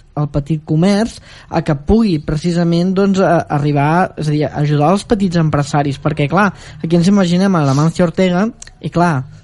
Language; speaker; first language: Catalan; native; Catalan